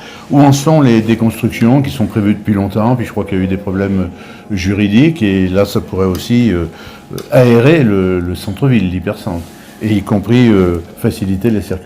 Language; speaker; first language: French; native; French